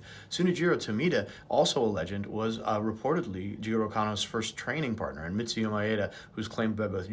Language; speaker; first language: English; native; English